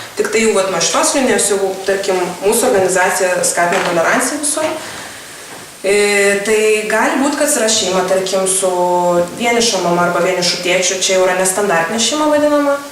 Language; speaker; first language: Lithuanian; native; Lithuanian